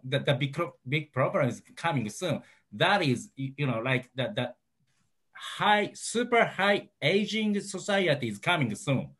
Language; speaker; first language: English; non-native, learner; Japanese